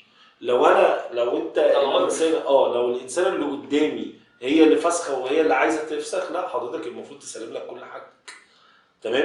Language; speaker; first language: Arabic; native; Arabic